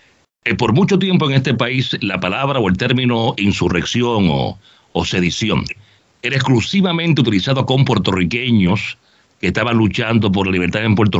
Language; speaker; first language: Spanish; native; Spanish